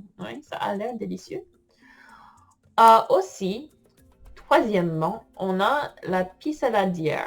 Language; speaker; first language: French; non-native, fluent; English